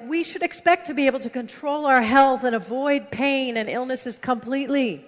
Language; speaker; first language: English; native; English